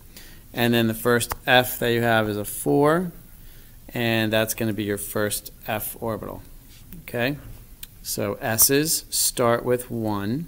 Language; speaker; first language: English; native; English